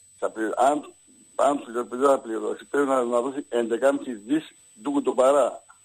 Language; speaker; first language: Greek; native; Greek